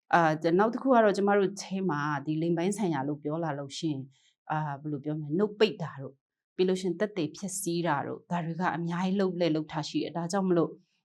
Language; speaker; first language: Burmese; non-native, local second language; Kachin